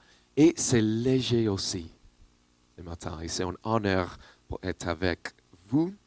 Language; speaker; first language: French; non-native, learner; English